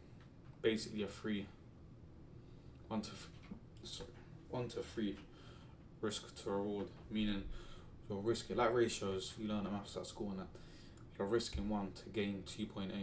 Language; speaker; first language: English; native; English